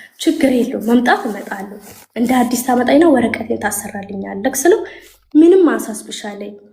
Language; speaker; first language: Amharic; native; Amharic